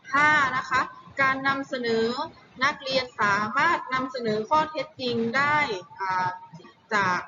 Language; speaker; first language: Thai; native; Thai